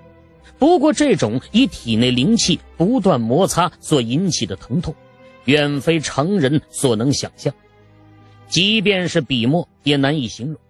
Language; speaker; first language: Chinese; native; Chinese